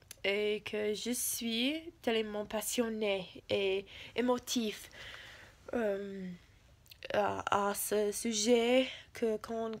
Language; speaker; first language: French; non-native, learner; English